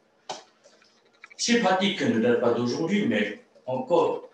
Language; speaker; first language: French; non-native, fluent; Chinese